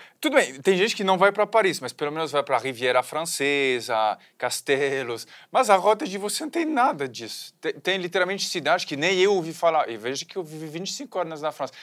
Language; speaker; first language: Portuguese; non-native, fluent; French